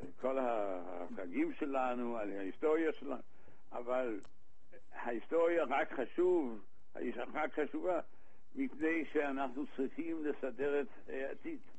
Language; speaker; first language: Hebrew; non-native, fluent; Danish